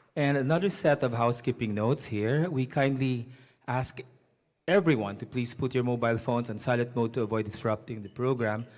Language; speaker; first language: English; non-native, local second language; Filipino